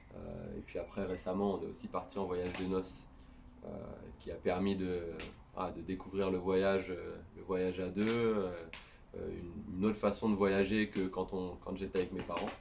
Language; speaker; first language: French; native; French